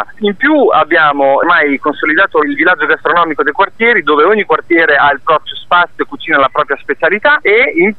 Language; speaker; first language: Italian; native; Italian